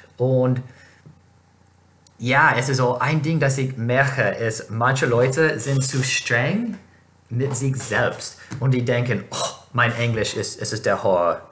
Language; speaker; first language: German; non-native, fluent; English